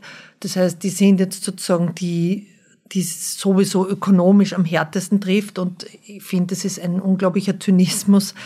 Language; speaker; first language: German; native; German